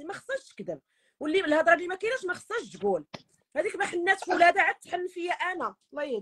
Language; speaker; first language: Arabic; native; Arabic